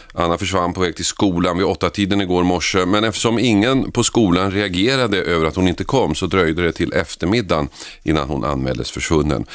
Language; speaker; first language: Swedish; native; Swedish